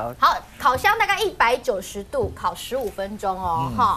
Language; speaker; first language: Chinese; native; Chinese